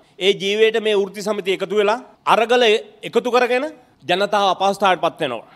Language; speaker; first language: Sinhala; native; Sinhala